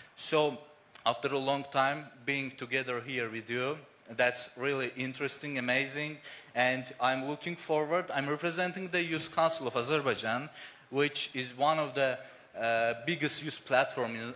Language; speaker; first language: English; non-native, fluent; Azerbaijani